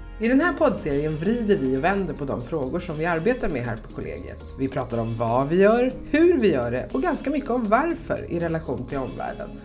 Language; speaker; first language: Swedish; native; Swedish